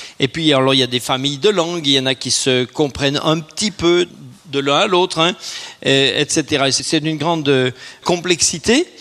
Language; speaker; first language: French; native; French